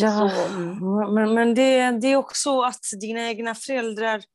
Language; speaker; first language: Swedish; non-native, fluent; Kurdish